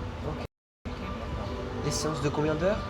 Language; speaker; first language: French; native; French